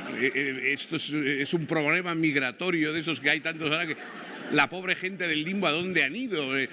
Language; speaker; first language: Spanish; native; Spanish